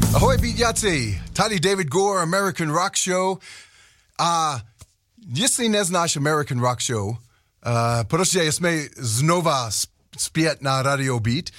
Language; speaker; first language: Czech; non-native, learner; English